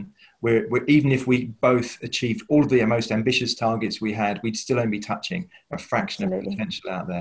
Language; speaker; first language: English; native; English